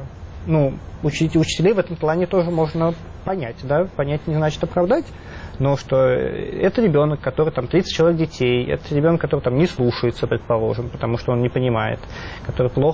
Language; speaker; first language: Russian; native; Russian